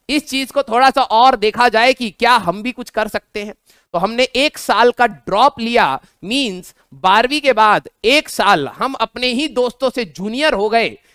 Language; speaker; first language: Hindi; native; Hindi